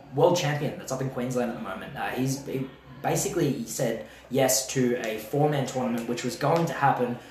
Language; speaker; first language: English; native; English